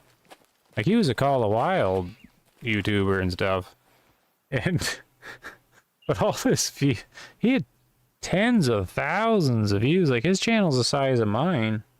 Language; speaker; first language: English; native; English